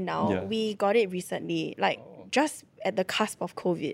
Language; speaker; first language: English; native; English